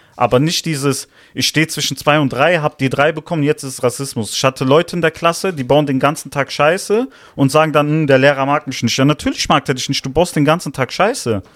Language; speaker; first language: German; early bilingual, other home language; Italian